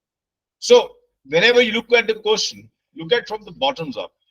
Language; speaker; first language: English; non-native, local second language; Hindi